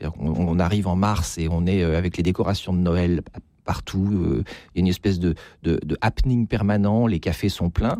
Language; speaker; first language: French; native; French